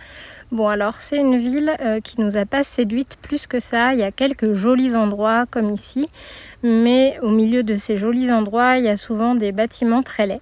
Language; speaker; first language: French; native; French